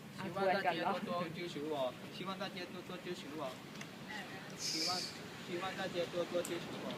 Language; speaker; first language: Chinese; non-native, learner; Thai